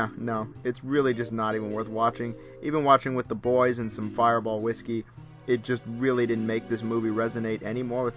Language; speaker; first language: English; native; English